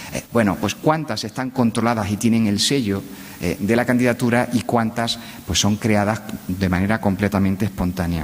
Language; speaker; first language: Spanish; native; Spanish